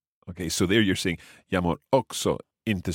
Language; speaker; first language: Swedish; non-native, learner; English